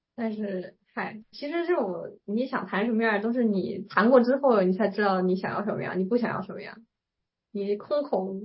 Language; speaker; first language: Chinese; native; Chinese